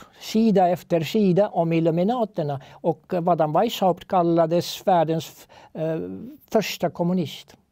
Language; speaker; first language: Swedish; non-native, fluent; Estonian